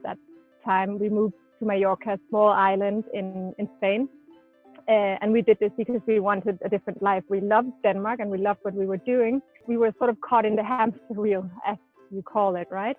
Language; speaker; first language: English; non-native, fluent; Danish